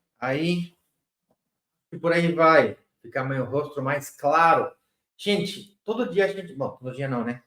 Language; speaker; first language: Portuguese; non-native, fluent; Spanish